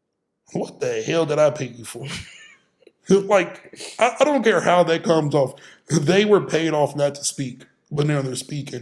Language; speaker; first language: English; native; English